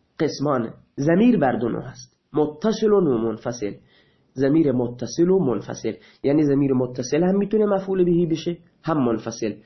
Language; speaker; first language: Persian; non-native, local second language; Baluchi